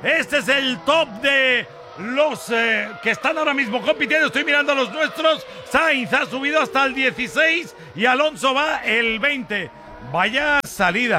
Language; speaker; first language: Spanish; native; Spanish